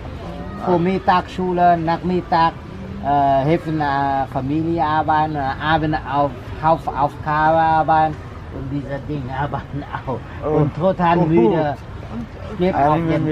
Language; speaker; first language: German; non-native, learner; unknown